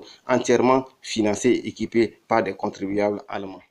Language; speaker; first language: French; native; French